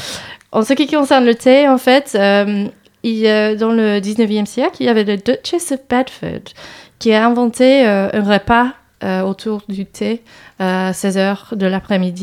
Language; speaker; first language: French; non-native, fluent; English